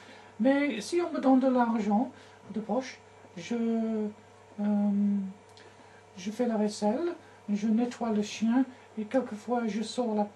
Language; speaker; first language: French; non-native, learner; English